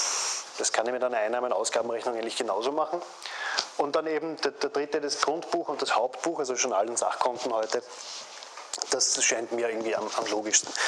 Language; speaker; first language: German; native; German